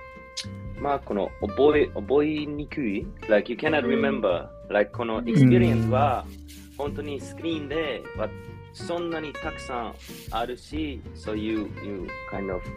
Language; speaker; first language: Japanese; non-native, learner; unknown